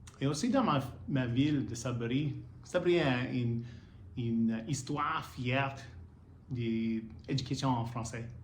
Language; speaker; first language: French; non-native, learner; English